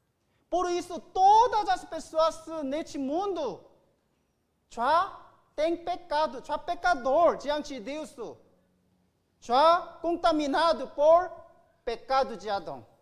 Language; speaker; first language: Portuguese; non-native, learner; Korean